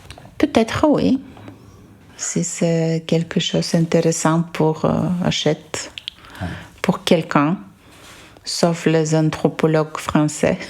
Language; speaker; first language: French; non-native, fluent; Bulgarian